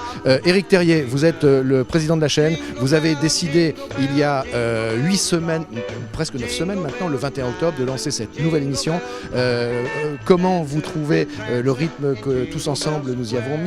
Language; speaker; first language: French; native; French